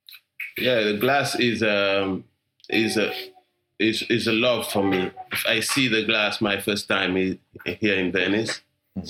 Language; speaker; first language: English; non-native, learner; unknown